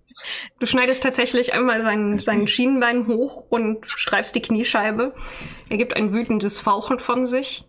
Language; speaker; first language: German; native; German